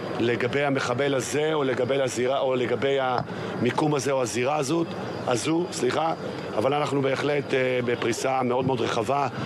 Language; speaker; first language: Hebrew; native; Hebrew